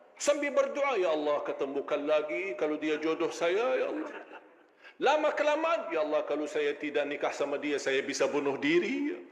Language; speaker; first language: Malay; non-native, fluent; Arabic